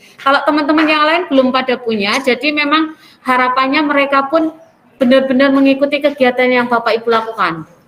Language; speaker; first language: Indonesian; native; Indonesian